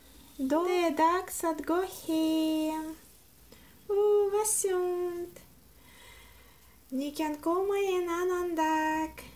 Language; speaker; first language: Swedish; non-native, learner; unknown